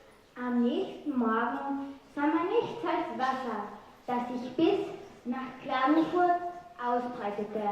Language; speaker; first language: German; native; German